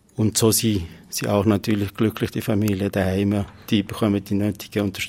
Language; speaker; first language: German; non-native, fluent; Kurdish